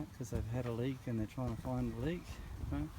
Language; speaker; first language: English; native; English